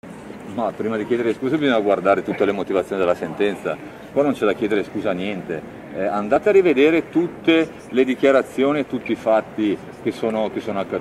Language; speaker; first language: Italian; native; Italian